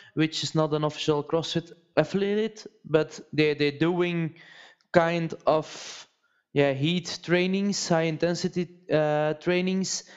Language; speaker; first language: English; non-native, fluent; Dutch